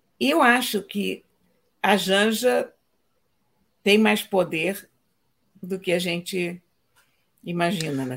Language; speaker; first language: Portuguese; native; Portuguese